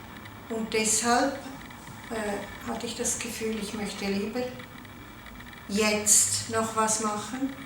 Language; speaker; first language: German; non-native, local second language; Italian